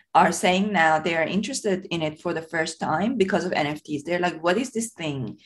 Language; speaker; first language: English; non-native, fluent; Persian